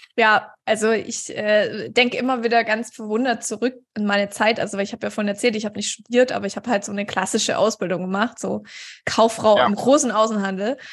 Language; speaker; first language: German; native; German